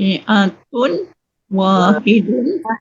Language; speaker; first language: Arabic; non-native, learner; Indonesian